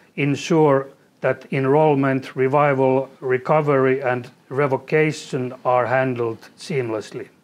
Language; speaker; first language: English; non-native, fluent; Finnish